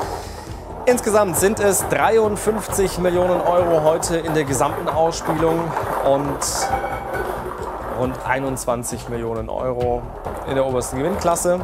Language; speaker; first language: German; native; German